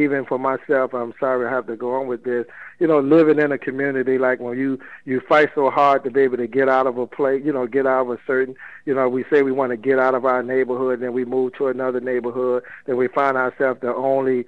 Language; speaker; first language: English; native; English